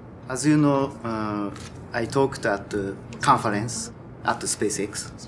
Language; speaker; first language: English; non-native, learner; Japanese